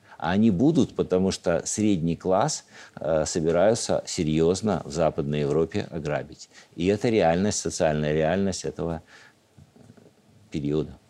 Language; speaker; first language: Russian; native; Russian